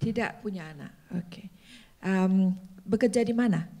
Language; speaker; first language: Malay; non-native, learner; English